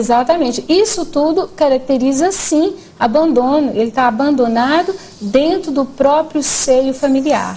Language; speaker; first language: Portuguese; native; Portuguese